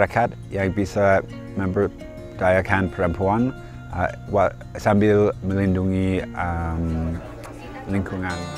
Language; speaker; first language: Indonesian; non-native, fluent; English